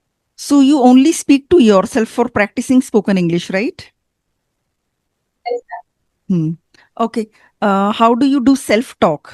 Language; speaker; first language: English; non-native, fluent; Hindi